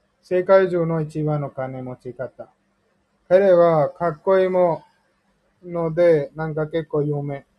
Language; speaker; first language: Japanese; non-native, learner; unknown